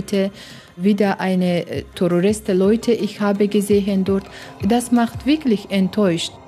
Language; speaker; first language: German; non-native, learner; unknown